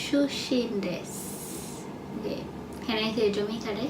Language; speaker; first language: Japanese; non-native, learner; English